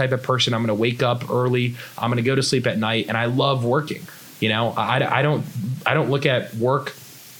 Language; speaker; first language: English; native; English